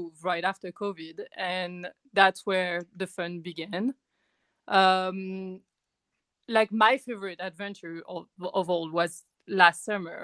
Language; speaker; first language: English; non-native, fluent; French